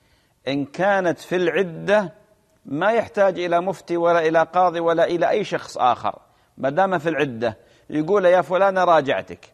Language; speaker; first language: Arabic; native; Arabic